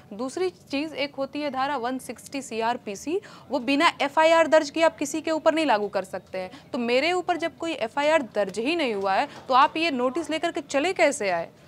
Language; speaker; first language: Hindi; non-native, local second language; Bhojpuri